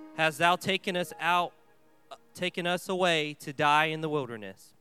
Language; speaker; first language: English; early bilingual, other home language; Vietnamese